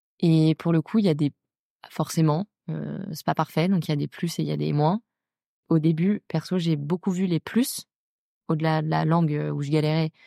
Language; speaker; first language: French; native; French